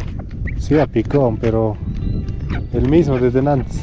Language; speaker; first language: Spanish; native; Spanish